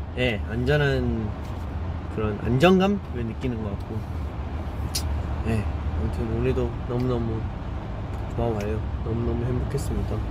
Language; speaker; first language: Korean; early bilingual, heritage; Korean